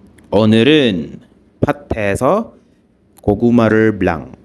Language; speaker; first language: Korean; non-native, fluent; Filipino